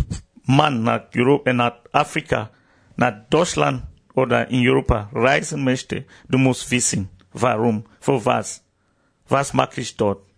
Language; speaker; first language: German; non-native, learner; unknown